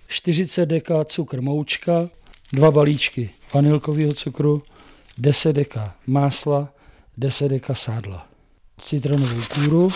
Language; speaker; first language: Czech; native; Czech